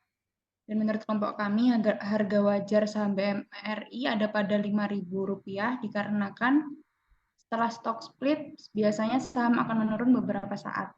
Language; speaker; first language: Indonesian; native; Indonesian